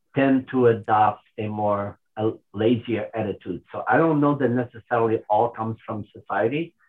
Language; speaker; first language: English; non-native, fluent; Portuguese